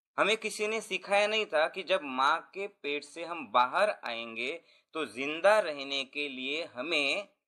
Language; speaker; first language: Hindi; non-native, local second language; Marathi